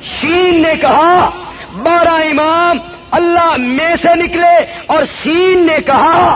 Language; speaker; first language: Urdu; non-native, local second language; Punjabi